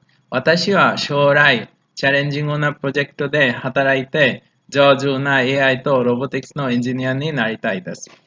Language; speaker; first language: Japanese; non-native, learner; Bangla